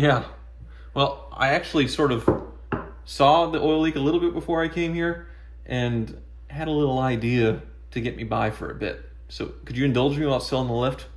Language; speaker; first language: English; native; English